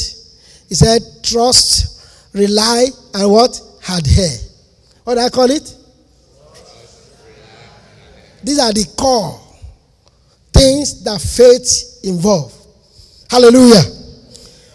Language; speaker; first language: English; non-native, local second language; Yoruba